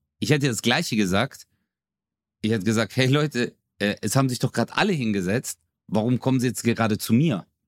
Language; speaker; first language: German; early bilingual, other home language; Turkish